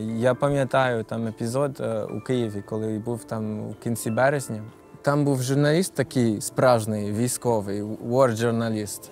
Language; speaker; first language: Ukrainian; non-native, fluent; English